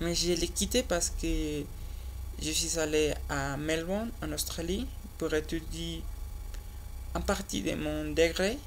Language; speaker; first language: French; non-native, learner; Spanish